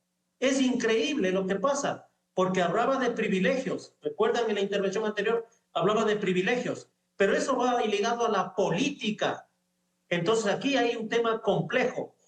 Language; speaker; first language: Spanish; native; Spanish